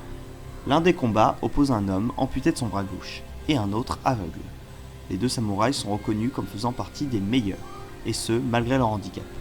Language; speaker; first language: French; native; French